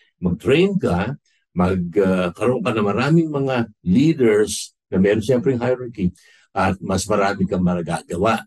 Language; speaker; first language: Filipino; native; Filipino